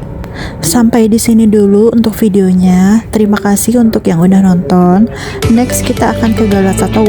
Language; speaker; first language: Indonesian; native; Indonesian